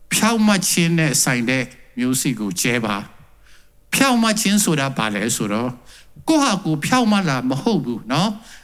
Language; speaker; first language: Burmese; non-native, local second language; Tedim Chin